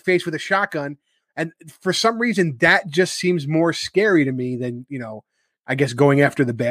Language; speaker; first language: English; native; English